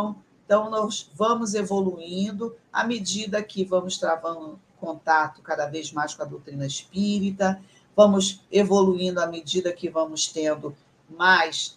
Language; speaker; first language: Portuguese; native; Portuguese